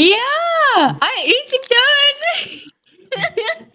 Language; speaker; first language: English; non-native, learner; Tajik